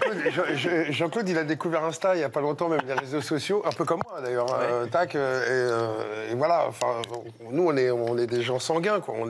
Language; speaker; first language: French; native; French